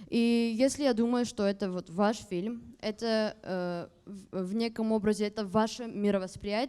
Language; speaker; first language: Russian; non-native, fluent; Armenian